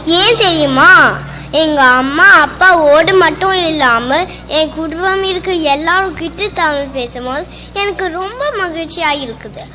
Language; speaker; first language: Tamil; early bilingual, heritage; Tamil